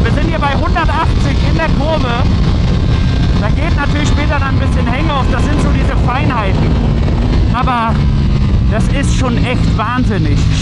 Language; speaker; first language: German; native; German